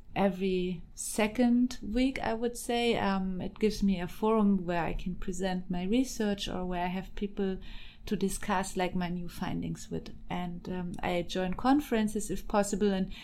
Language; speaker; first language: English; non-native, fluent; German